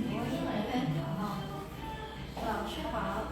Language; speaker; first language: Chinese; non-native, learner; Indonesian